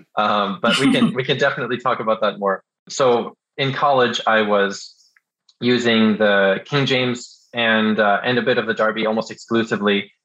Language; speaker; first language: English; early bilingual, other home language; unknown